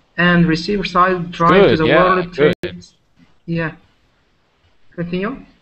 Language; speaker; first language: English; non-native, local second language; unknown